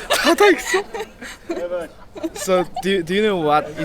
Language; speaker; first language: English; non-native, learner; Korean